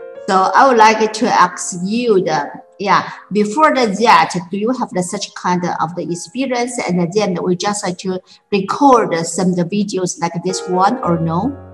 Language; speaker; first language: English; non-native, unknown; Chinese